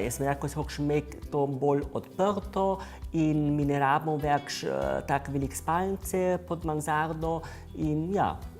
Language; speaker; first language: Slovenian; early bilingual, heritage; Slovenian